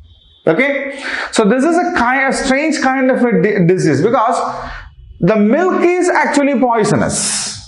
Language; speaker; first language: English; non-native, local second language; Telugu